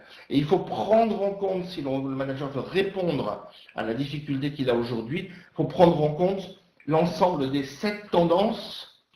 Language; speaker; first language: French; native; French